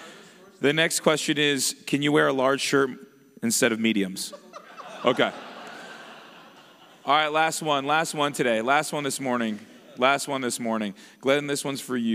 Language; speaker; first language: English; native; English